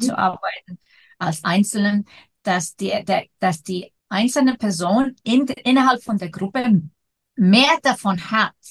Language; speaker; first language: German; non-native, fluent; Icelandic